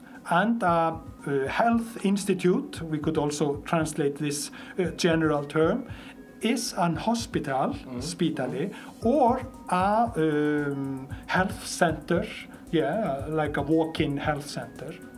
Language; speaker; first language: English; non-native, fluent; Icelandic